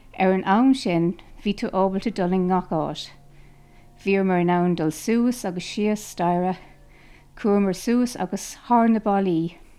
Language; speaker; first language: Irish; non-native, local second language; English